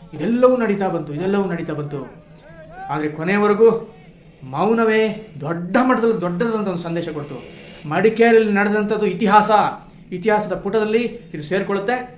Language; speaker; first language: Kannada; non-native, local second language; Kodava